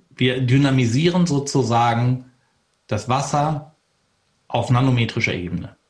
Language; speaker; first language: German; native; German